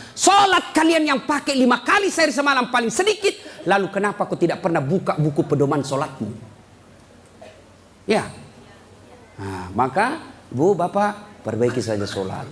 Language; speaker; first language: Indonesian; native; Indonesian